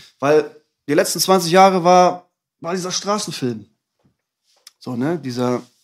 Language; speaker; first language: German; native; German